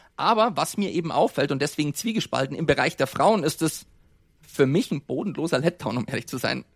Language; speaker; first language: German; native; German